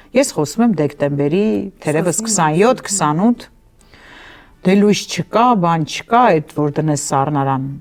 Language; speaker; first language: Armenian; native; Armenian